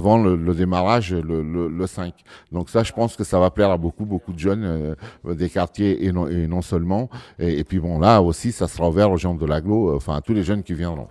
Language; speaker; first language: French; early bilingual, other home language; Portuguese